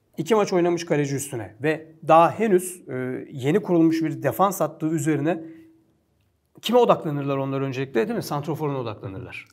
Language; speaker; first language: Turkish; native; Turkish